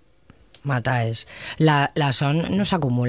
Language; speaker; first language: Catalan; native; Catalan